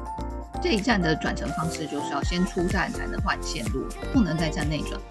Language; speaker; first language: Chinese; native; Chinese